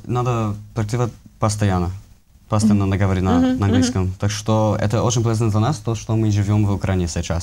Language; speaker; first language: Russian; non-native, learner; English